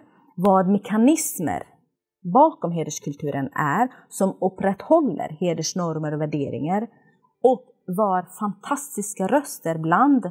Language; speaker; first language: Swedish; non-native, fluent; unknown